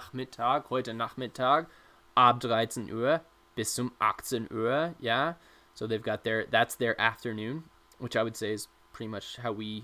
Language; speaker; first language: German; non-native, fluent; English